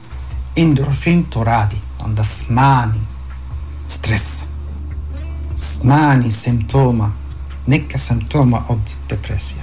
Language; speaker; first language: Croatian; non-native, fluent; Arabic